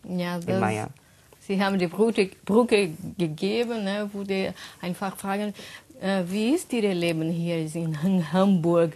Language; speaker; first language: German; non-native, learner; Portuguese